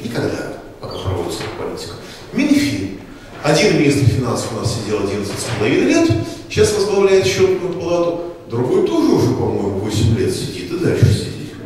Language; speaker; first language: Russian; native; Russian